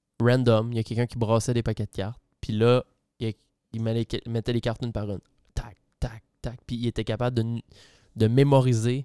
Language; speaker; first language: French; native; French